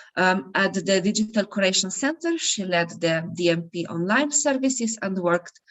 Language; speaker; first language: English; non-native, fluent; Slovenian